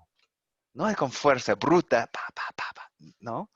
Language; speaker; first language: Spanish; non-native, learner; English